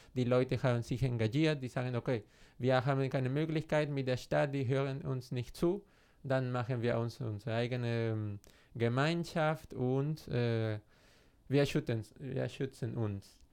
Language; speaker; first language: German; non-native, fluent; Spanish